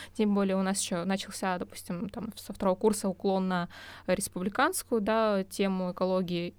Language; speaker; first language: Russian; native; Russian